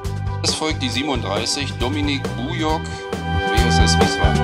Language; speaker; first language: German; native; German